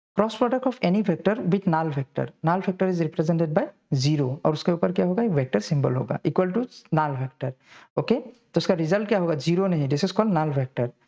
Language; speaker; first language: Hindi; non-native, local second language; Assamese